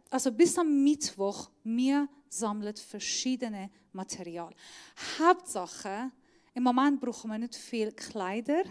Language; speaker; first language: German; non-native, fluent; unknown